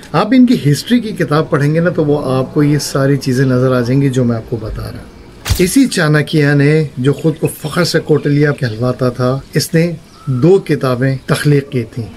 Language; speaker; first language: Urdu; native; Urdu